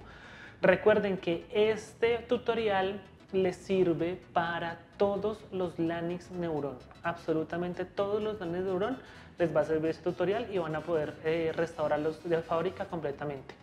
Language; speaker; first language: Spanish; native; Spanish